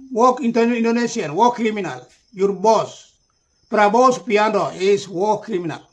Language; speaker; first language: English; non-native, learner; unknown